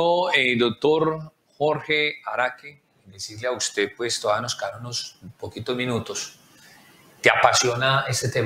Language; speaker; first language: Spanish; native; Spanish